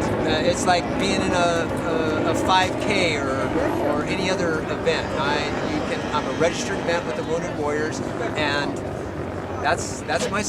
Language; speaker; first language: English; native; English